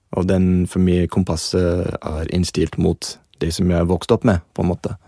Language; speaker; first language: Norwegian; non-native, fluent; English